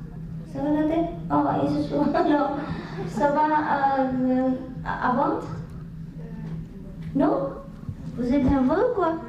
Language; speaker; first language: French; non-native, learner; Vietnamese